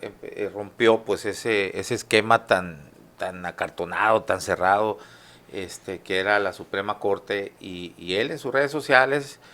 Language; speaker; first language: Spanish; native; Spanish